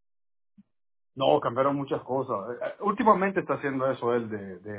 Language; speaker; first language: Spanish; native; Spanish